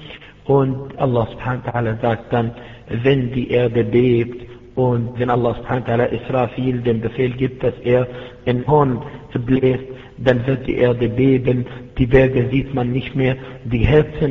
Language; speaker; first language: German; non-native, fluent; Arabic